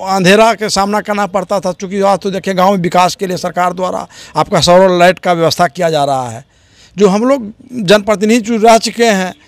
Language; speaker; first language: Hindi; native; Hindi